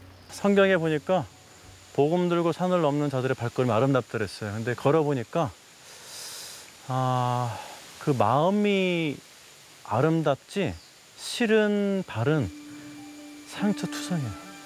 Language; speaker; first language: Korean; native; Korean